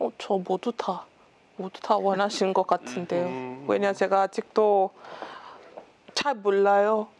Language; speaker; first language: Korean; non-native, learner; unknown